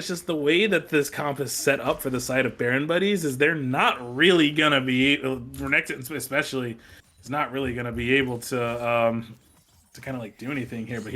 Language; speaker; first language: English; native; English